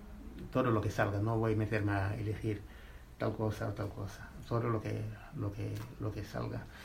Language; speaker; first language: Spanish; non-native, fluent; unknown